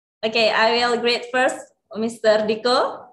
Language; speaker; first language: English; non-native, learner; Indonesian